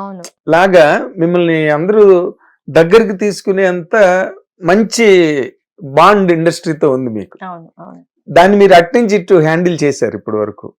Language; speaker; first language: Telugu; native; Telugu